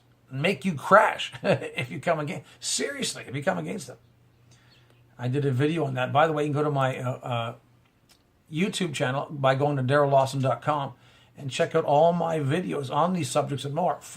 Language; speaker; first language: English; native; English